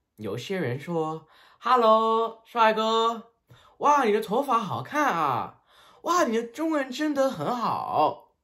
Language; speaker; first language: Chinese; non-native, learner; English